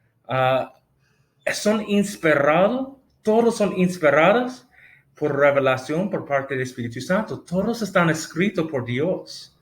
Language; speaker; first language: Spanish; non-native, fluent; English